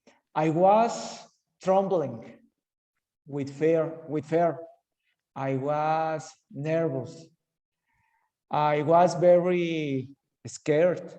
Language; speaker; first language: English; non-native, learner; Spanish